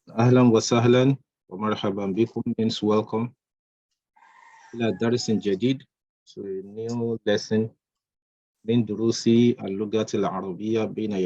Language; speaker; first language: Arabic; non-native, fluent; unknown